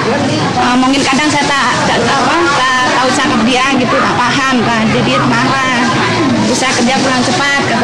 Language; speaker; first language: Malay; non-native, learner; Indonesian